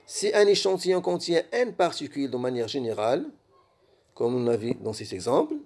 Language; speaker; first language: French; non-native, local second language; Arabic